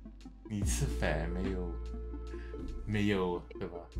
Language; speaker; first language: Chinese; non-native, learner; English